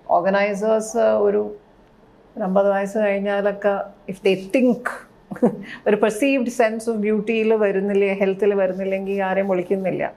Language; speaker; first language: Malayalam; early bilingual, heritage; Malayalam